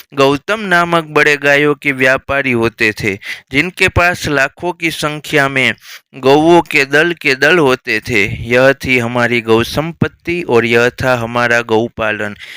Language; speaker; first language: Hindi; non-native, local second language; Gujarati